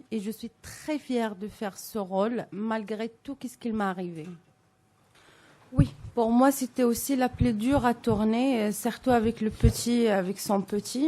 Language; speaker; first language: French; non-native, local second language; Arabic